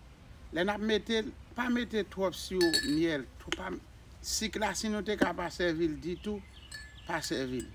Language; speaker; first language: French; non-native, learner; Haitian Creole